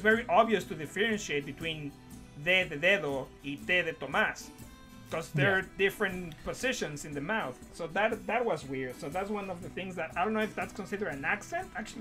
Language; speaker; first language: English; non-native, fluent; Spanish